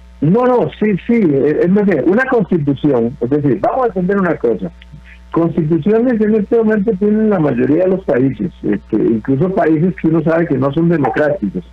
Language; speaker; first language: Spanish; native; Spanish